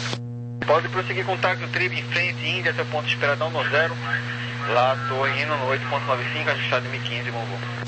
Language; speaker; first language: Portuguese; native; Portuguese